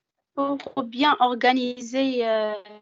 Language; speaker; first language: French; non-native, fluent; Arabic